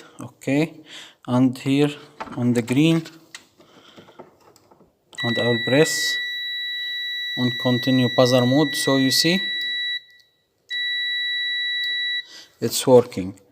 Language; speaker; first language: English; non-native, fluent; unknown